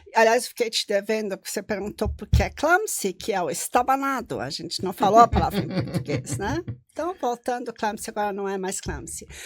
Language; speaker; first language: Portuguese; non-native, local second language; German